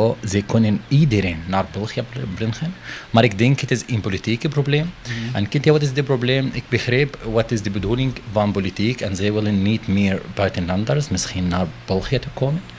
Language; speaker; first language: Dutch; non-native, learner; Arabic